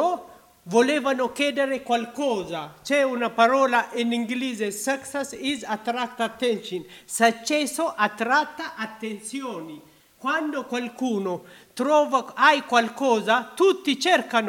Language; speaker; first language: Italian; non-native, learner; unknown